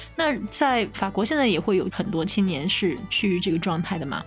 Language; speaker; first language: Chinese; native; Chinese